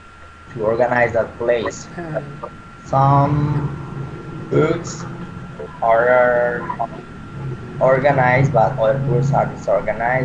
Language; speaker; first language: English; non-native, learner; Spanish